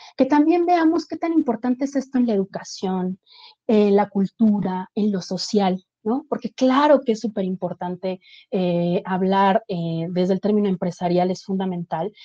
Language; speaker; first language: Spanish; native; Spanish